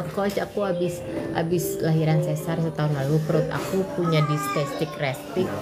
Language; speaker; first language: Indonesian; native; Indonesian